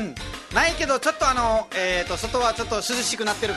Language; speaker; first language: Japanese; non-native, fluent; Nepali